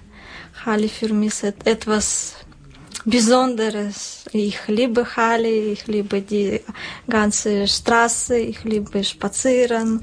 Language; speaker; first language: German; non-native, learner; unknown